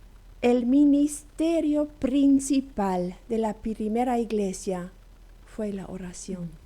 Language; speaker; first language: Spanish; non-native, local second language; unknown